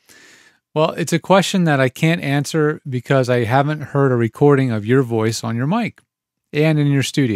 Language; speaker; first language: English; native; English